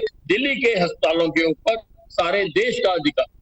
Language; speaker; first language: Hindi; native; Hindi